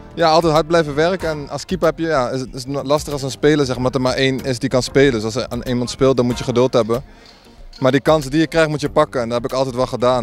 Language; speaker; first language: Dutch; native; Dutch